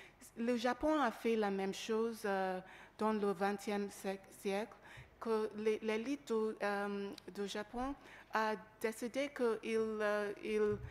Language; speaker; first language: French; non-native, learner; English